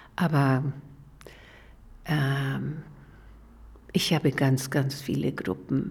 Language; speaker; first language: German; non-native, fluent; Spanish